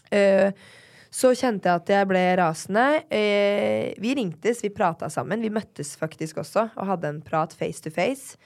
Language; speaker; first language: Norwegian; native; Norwegian